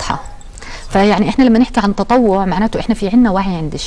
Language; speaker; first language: Arabic; native; Arabic